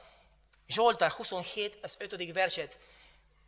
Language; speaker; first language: Hungarian; non-native, learner; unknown